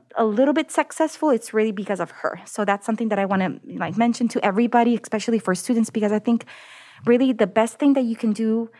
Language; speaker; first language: English; non-native, fluent; Italian